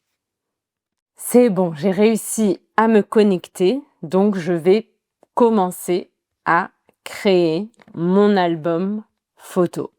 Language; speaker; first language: French; native; French